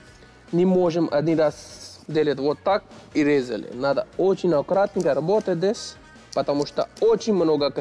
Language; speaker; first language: Russian; non-native, learner; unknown